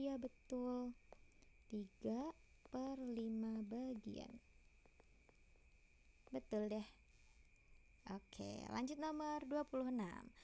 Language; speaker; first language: Indonesian; native; Indonesian